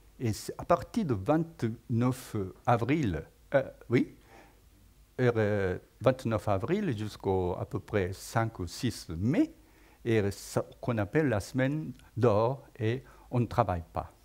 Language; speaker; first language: French; non-native, fluent; Japanese